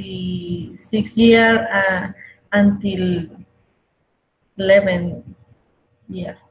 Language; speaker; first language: English; non-native, learner; Spanish